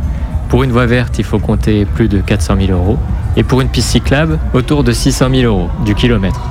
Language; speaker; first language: French; native; French